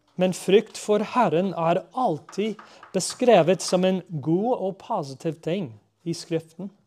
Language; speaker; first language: Norwegian; non-native, fluent; English